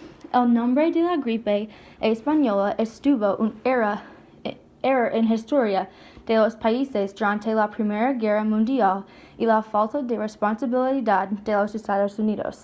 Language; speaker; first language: Spanish; non-native, learner; English